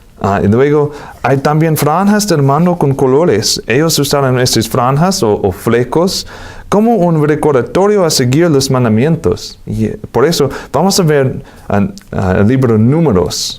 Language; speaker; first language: Spanish; non-native, fluent; English